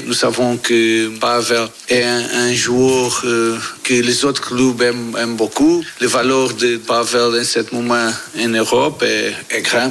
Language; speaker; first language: French; non-native, learner; Portuguese